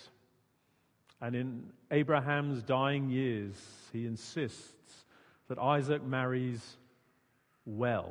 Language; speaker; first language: English; native; English